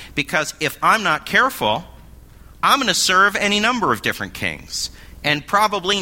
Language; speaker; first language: English; native; English